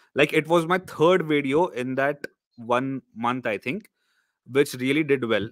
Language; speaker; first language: English; non-native, local second language; Marathi